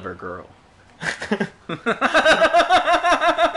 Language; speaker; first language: English; native; English